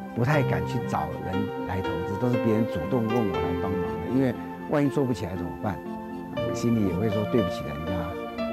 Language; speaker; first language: Chinese; native; Chinese